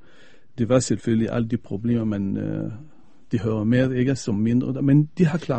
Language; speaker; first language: Danish; non-native, fluent; Arabic